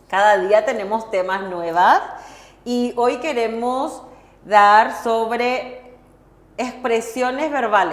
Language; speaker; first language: Spanish; non-native, fluent; Korean